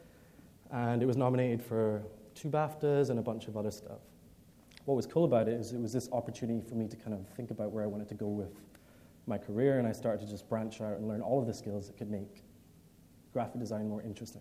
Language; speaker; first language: English; native; English